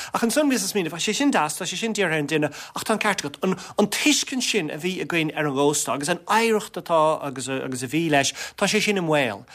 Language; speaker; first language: Irish; non-native, local second language; English